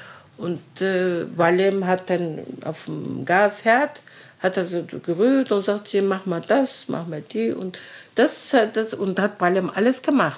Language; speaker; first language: German; non-native, learner; Arabic